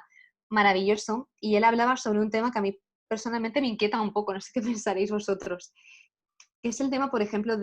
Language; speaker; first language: Spanish; native; Spanish